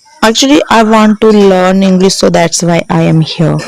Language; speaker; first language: English; non-native, learner; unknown